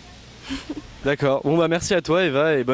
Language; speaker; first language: French; native; French